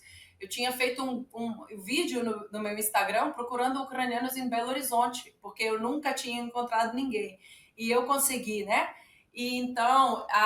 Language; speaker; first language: Portuguese; non-native, fluent; Ukrainian